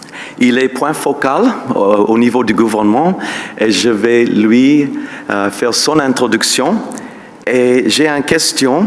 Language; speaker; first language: French; non-native, fluent; English